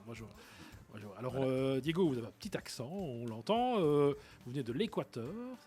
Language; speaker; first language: French; native; French